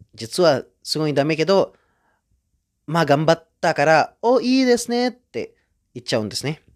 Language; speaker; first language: Japanese; non-native, fluent; Indonesian